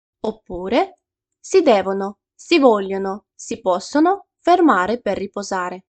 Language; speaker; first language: Italian; non-native, fluent; Ukrainian